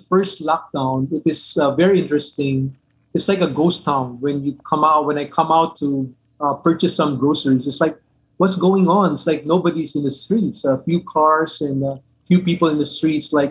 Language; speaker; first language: English; non-native, local second language; Min Nan Chinese